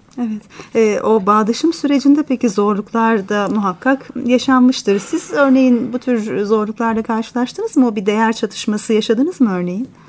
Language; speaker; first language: Turkish; native; Turkish